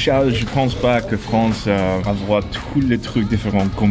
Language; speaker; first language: French; non-native, learner; English